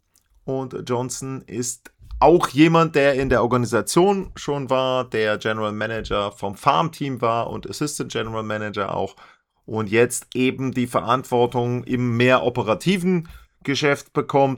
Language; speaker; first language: German; native; German